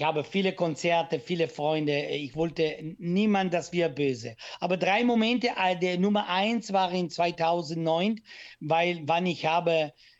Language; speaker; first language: German; non-native, learner; Italian